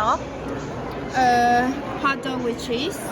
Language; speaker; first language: English; non-native, learner; Chinese